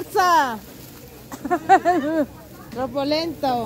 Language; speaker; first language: Italian; non-native, learner; Filipino